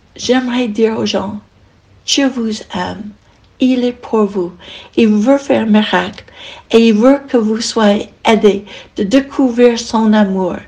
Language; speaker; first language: French; non-native, fluent; English